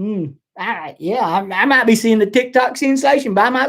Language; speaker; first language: English; native; English